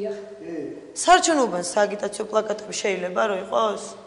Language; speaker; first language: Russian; non-native, fluent; Georgian